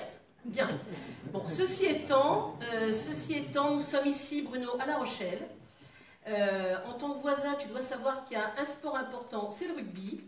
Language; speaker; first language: French; native; French